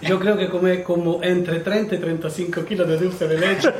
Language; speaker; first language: Spanish; non-native, learner; Italian